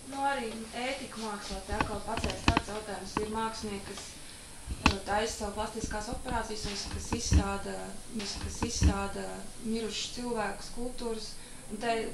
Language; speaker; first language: Latvian; native; Latvian